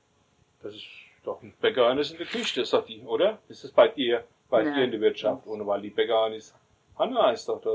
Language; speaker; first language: German; native; German